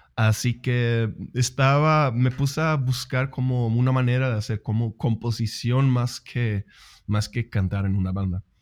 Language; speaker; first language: Spanish; non-native, fluent; Swedish